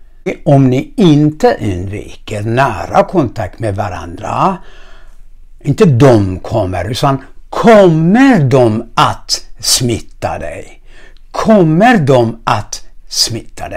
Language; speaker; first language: Swedish; non-native, fluent; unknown